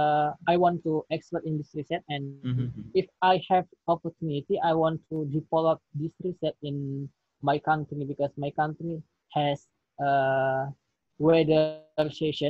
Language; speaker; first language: English; non-native, learner; Indonesian